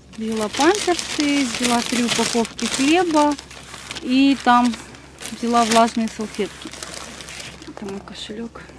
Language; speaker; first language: Russian; native; Russian